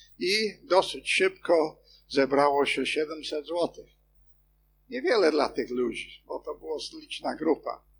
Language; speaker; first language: Polish; non-native, fluent; English